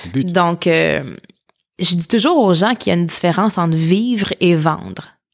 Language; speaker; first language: French; native; French